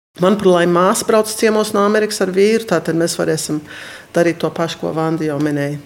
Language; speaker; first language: Latvian; early bilingual, heritage; Latvian